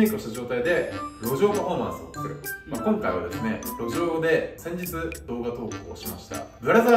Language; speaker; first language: Japanese; native; Japanese